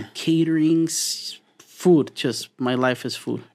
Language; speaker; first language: English; non-native, fluent; Spanish